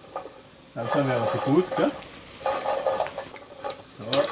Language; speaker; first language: German; native; German